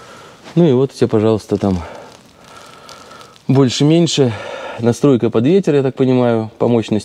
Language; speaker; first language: Russian; native; Russian